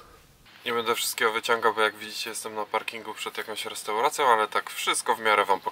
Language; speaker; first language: Polish; native; Polish